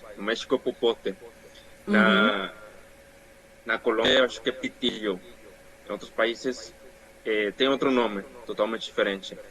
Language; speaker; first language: Portuguese; non-native, fluent; Spanish